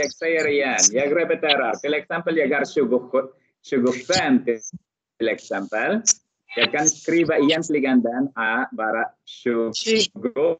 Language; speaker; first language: Swedish; non-native, fluent; Arabic